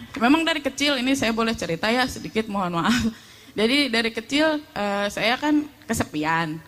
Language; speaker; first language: Indonesian; native; Indonesian